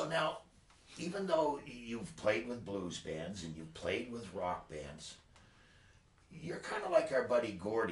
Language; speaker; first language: English; native; English